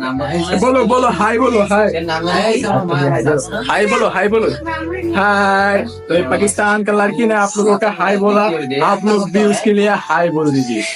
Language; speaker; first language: Hindi; non-native, learner; Bangla